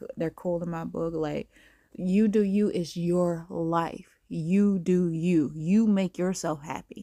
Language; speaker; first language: English; native; English